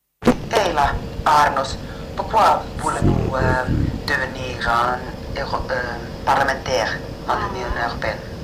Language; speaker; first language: French; non-native, fluent; Finnish